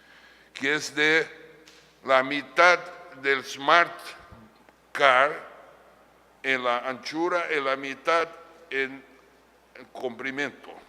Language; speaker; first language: Spanish; non-native, fluent; Portuguese